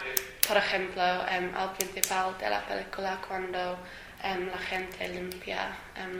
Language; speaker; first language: Spanish; non-native, learner; English